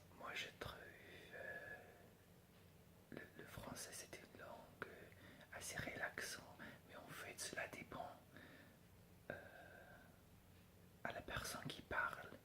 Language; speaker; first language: French; non-native, fluent; English